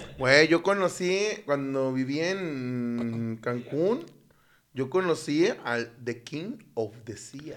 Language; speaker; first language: Spanish; native; Spanish